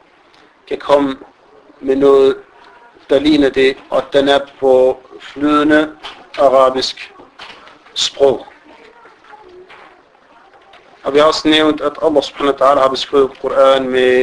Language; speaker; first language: Danish; non-native, fluent; Arabic